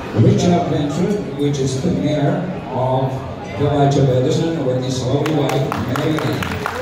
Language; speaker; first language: English; non-native, fluent; Italian